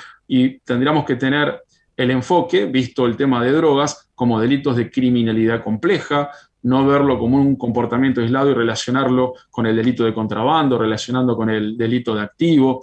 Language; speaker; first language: Spanish; native; Spanish